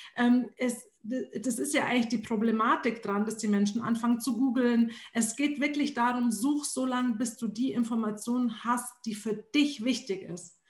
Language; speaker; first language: German; early bilingual, other home language; Arabic